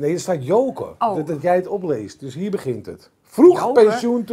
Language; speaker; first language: Dutch; native; Dutch